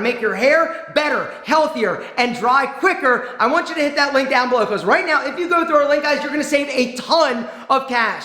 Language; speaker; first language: English; native; English